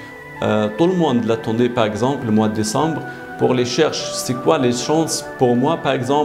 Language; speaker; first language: French; non-native, learner; Arabic